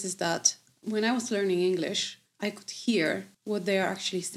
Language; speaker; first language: English; non-native, fluent; Polish